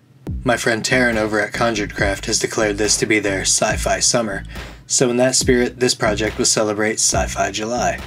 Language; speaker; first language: English; native; English